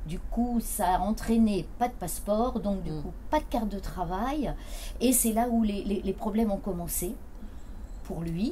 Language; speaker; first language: French; native; French